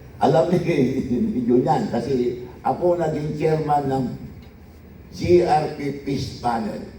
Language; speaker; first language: Filipino; non-native, local second language; Iloko